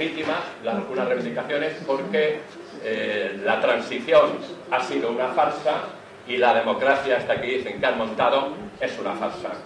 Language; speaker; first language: Spanish; native; Spanish